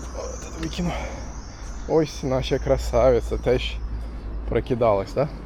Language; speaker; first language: Ukrainian; non-native, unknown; Turkish